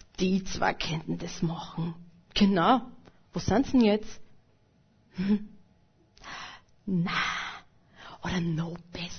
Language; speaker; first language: German; native; German